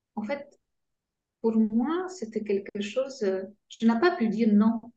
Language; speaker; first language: French; non-native, fluent; Polish